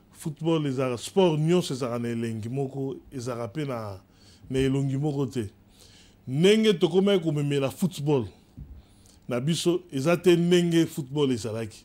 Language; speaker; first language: Lingala; native; Lingala